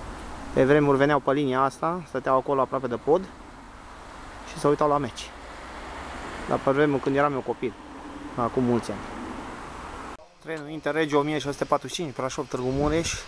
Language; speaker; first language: Romanian; native; Romanian